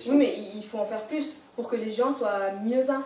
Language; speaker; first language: French; native; French